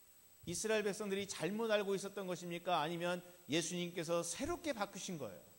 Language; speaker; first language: Korean; native; Korean